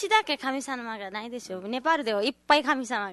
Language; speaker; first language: Japanese; non-native, learner; Nepali